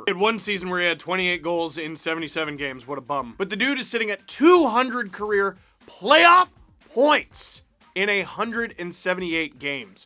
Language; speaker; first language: English; native; English